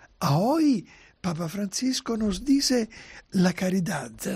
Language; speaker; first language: Spanish; non-native, fluent; Italian